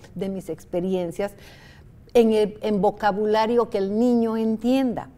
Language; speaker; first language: Spanish; native; Spanish